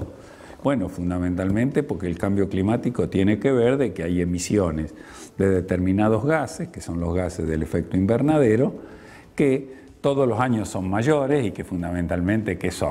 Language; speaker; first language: Spanish; native; Spanish